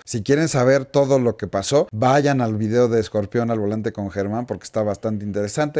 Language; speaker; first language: Spanish; native; Spanish